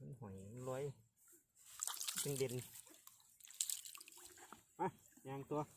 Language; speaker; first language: Thai; non-native, local second language; Lao